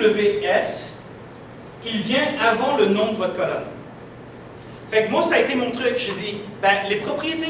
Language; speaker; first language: French; native; French